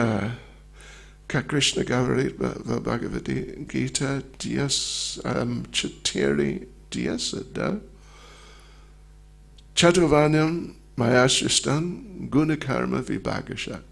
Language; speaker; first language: Russian; non-native, learner; English